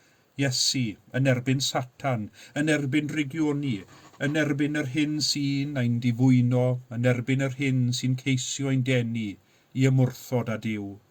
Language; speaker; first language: Welsh; native; Welsh